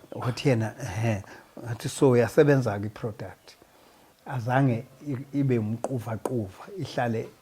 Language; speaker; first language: Zulu; native; Zulu